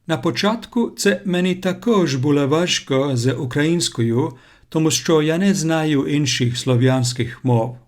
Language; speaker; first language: Ukrainian; non-native, learner; Finnish